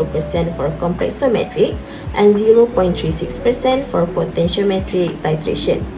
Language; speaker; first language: English; non-native, local second language; Malay